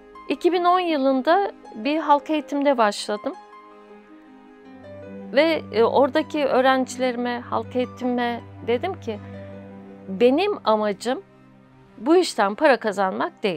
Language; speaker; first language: Turkish; native; Turkish